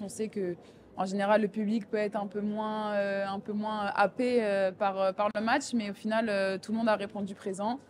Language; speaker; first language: French; native; French